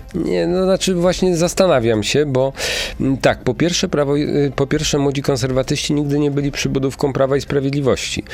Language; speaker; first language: Polish; native; Polish